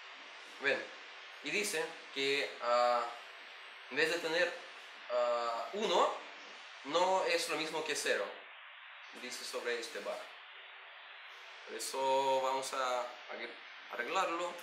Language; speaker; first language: Spanish; non-native, learner; Russian